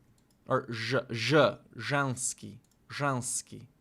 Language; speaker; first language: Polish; non-native, learner; English